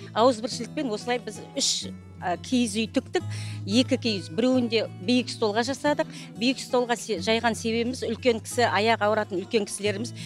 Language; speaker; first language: Kazakh; native; Kazakh